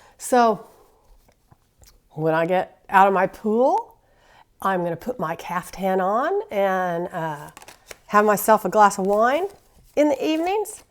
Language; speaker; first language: English; native; English